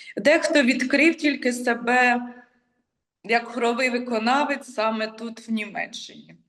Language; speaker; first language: Ukrainian; native; Ukrainian